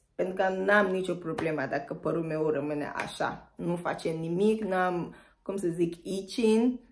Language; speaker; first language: Romanian; non-native, learner; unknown